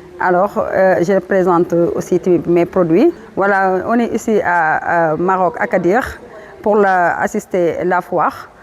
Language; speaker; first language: French; non-native, local second language; Wolof